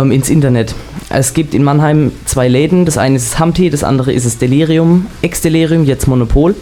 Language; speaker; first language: German; native; German